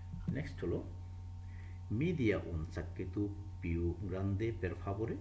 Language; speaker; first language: Italian; non-native, fluent; Bangla